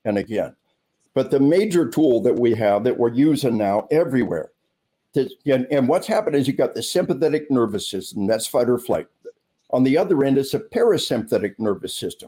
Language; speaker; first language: English; native; English